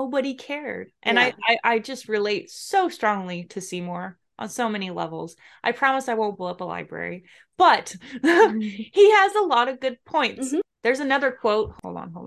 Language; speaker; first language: English; native; English